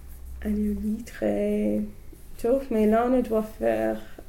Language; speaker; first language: French; non-native, learner; English